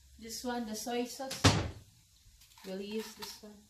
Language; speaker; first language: English; non-native, local second language; Cebuano